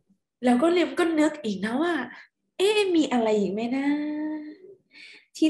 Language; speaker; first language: Thai; native; Thai